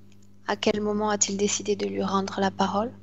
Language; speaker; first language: French; native; French